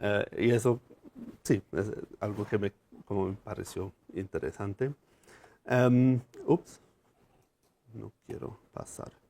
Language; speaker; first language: Spanish; non-native, fluent; English